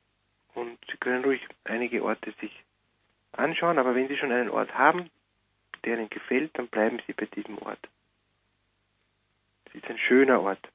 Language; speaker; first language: German; native; German